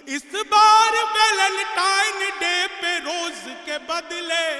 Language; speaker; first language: Hindi; native; Hindi